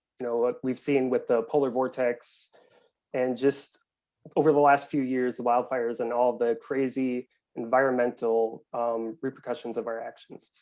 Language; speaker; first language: English; native; English